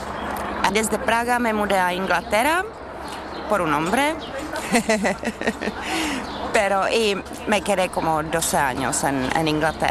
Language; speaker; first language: Spanish; non-native, learner; Czech